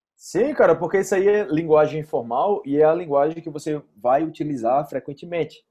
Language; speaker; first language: Portuguese; native; Portuguese